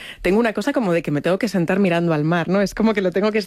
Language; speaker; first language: Spanish; native; Spanish